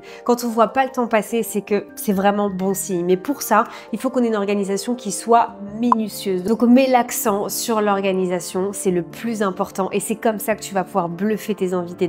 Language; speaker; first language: French; native; French